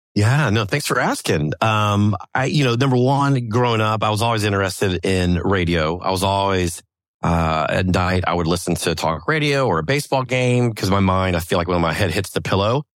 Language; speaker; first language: English; native; English